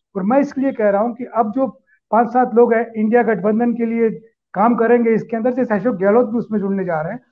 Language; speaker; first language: Hindi; native; Hindi